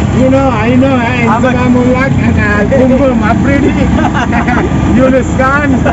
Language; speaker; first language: English; non-native, learner; Tamil